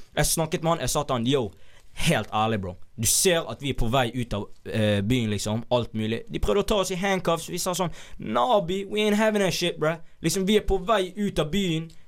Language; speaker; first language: Norwegian; early bilingual, other home language; Somali